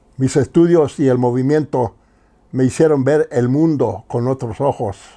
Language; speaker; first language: Spanish; early bilingual, heritage; Spanish